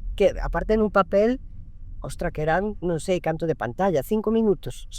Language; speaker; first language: Galician; non-native, local second language; Spanish